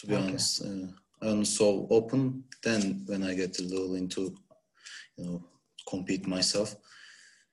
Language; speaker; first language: English; non-native, learner; Turkish